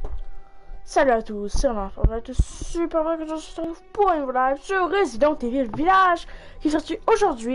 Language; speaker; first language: French; native; French